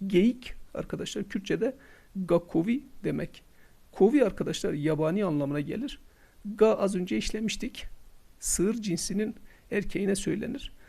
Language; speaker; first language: Turkish; non-native, local second language; Kurdish